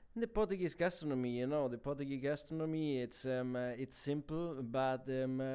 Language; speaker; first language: English; non-native, fluent; German